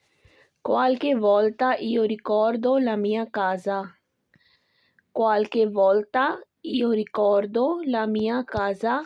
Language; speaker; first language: Italian; non-native, fluent; Urdu